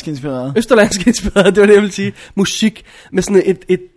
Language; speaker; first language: Danish; native; Danish